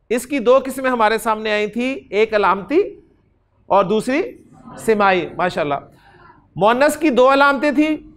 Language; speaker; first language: Urdu; native; Urdu